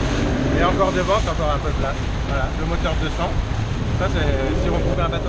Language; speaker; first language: French; native; French